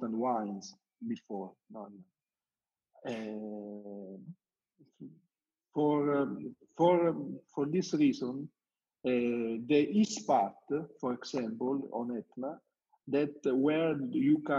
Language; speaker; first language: English; non-native, learner; Italian